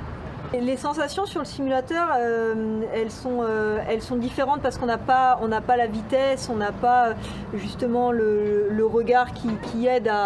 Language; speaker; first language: French; native; French